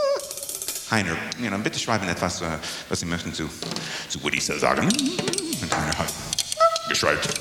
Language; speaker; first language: German; non-native, learner; English